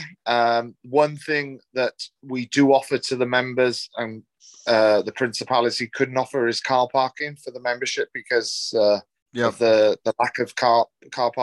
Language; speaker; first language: English; native; English